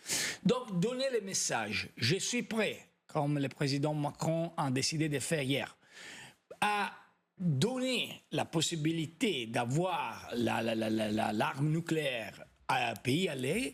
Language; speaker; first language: French; non-native, fluent; Italian